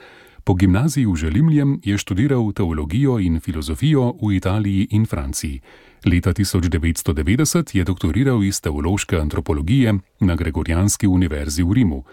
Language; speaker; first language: Slovenian; native; Slovenian